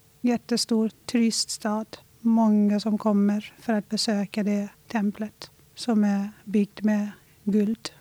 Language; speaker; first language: Swedish; non-native, fluent; Persian